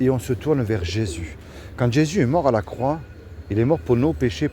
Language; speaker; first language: French; native; French